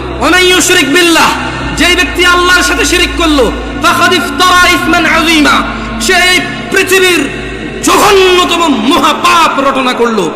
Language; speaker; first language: Bangla; early bilingual, heritage; Bangla